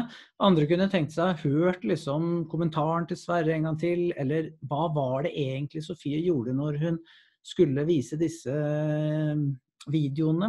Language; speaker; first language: Norwegian; native; Norwegian